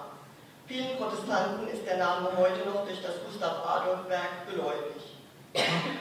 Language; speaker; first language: German; native; German